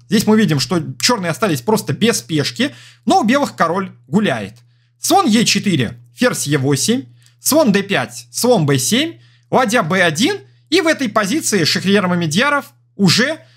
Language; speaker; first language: Russian; native; Russian